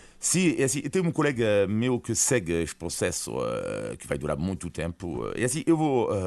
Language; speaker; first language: Portuguese; non-native, fluent; French